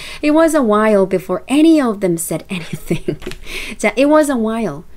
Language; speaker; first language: English; non-native, fluent; Korean